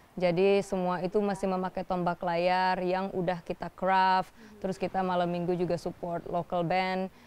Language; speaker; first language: Indonesian; native; Indonesian